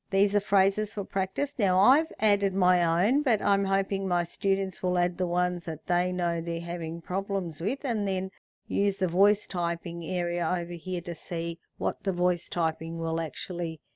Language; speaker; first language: English; native; English